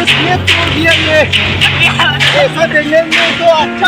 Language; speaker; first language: Hindi; non-native, local second language; Karbi